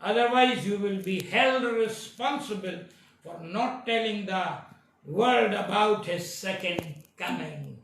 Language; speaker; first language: English; non-native, local second language; Hindi